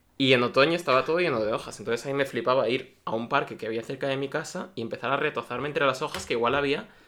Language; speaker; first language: Spanish; early bilingual, other home language; Russian